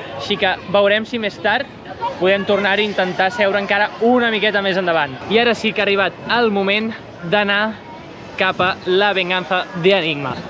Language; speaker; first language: Catalan; native; Catalan